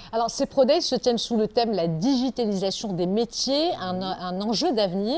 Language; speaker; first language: French; non-native, local second language; Arabic